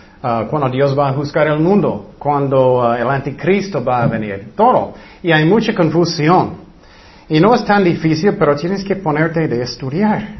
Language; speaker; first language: Spanish; non-native, fluent; English